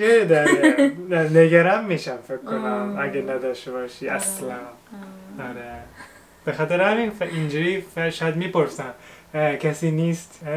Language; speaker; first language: Persian; non-native, fluent; Japanese